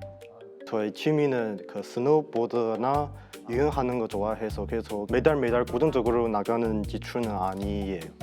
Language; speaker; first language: Korean; non-native, fluent; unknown